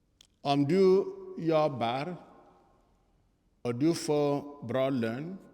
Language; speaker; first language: Swedish; non-native, fluent; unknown